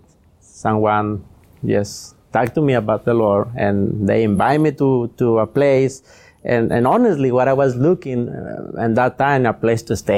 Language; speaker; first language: English; non-native, learner; Spanish